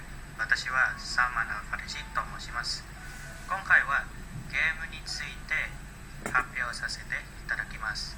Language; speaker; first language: Japanese; non-native, learner; Indonesian